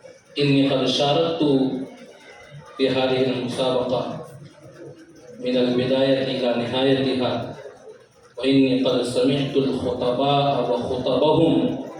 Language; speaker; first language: Arabic; non-native, fluent; Urdu